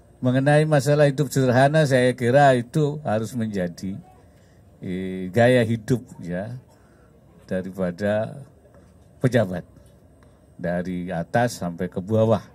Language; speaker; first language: Indonesian; native; Indonesian